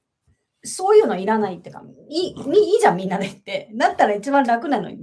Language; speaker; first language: Japanese; native; Japanese